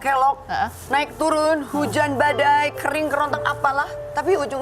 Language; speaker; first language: Indonesian; native; Indonesian